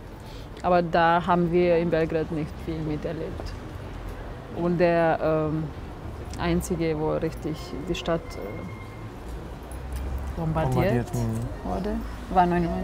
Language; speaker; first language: German; non-native, fluent; Serbian